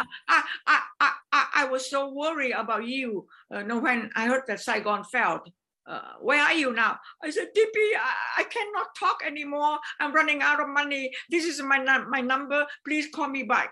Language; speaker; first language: English; non-native, learner; Vietnamese